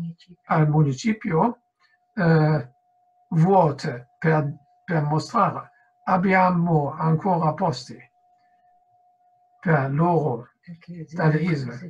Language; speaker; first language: Italian; non-native, fluent; German